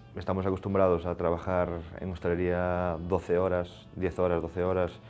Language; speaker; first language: Spanish; native; Spanish